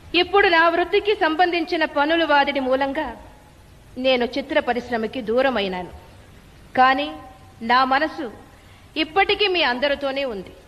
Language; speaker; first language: Telugu; non-native, fluent; Tamil